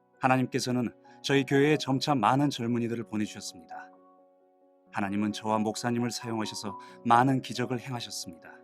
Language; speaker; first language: Korean; non-native, fluent; Nepali